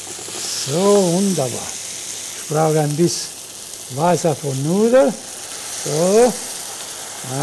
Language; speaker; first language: German; non-native, learner; Italian